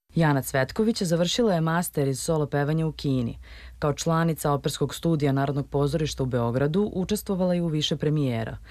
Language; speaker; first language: Serbian; native; Serbian